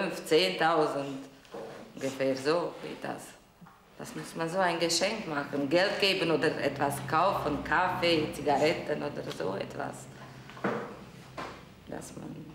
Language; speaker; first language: German; non-native, local second language; Romanian